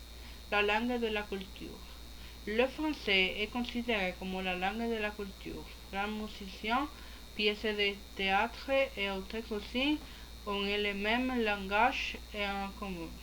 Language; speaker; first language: French; non-native, learner; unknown